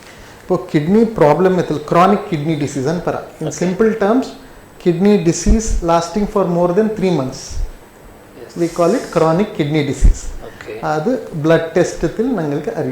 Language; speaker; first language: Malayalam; non-native, learner; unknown